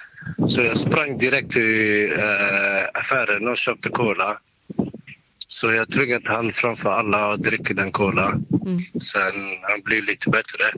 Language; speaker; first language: Swedish; non-native, learner; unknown